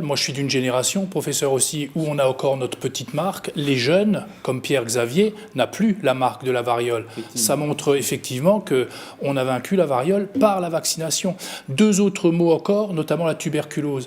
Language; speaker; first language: French; native; French